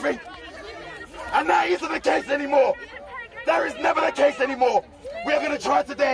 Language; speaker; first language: English; native; English